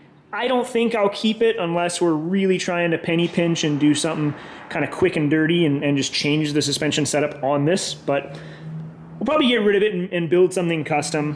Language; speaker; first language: English; native; English